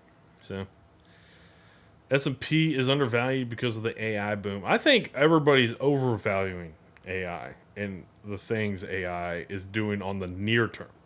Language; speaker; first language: English; native; English